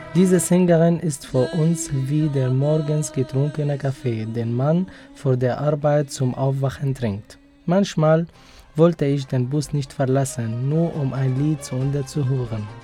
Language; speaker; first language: German; non-native, fluent; Arabic